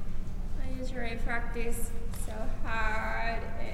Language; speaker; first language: English; non-native, learner; Japanese